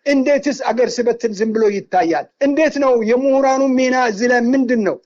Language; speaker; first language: Amharic; non-native, local second language; Wolaytta